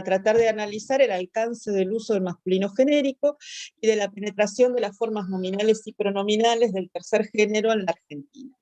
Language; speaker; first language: Spanish; native; Spanish